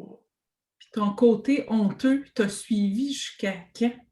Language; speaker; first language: French; native; French